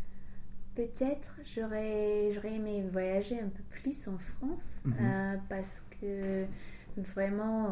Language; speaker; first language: French; non-native, fluent; English